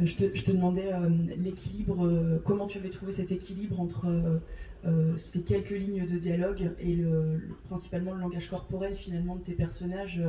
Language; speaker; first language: French; native; French